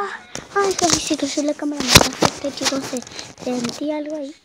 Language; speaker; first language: Spanish; native; Spanish